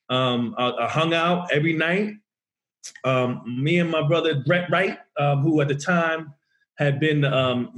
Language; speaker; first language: English; native; English